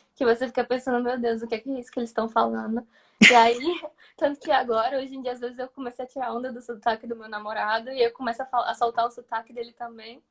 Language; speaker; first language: Portuguese; native; Portuguese